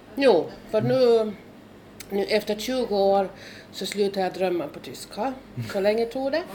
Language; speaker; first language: Swedish; non-native, fluent; German